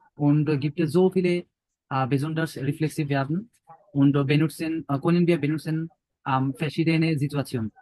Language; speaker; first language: German; non-native, learner; Bangla